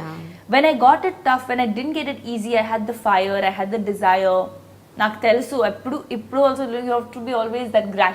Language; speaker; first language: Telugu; non-native, local second language; Hindi